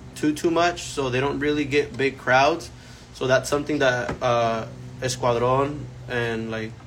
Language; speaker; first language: English; early bilingual, other home language; Spanish